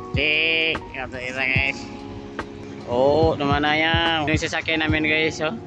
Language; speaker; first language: Filipino; non-native, local second language; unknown